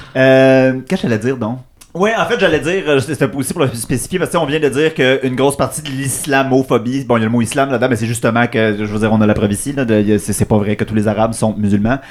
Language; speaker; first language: French; native; French